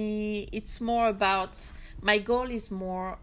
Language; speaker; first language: English; non-native, fluent; French